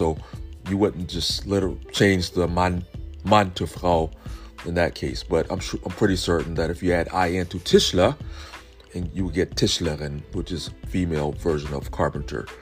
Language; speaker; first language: English; native; English